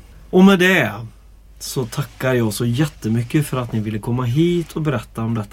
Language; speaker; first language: Swedish; native; Swedish